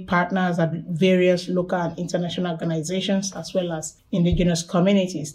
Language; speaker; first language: English; non-native, local second language; Yoruba